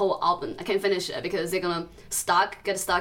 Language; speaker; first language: English; non-native, learner; Chinese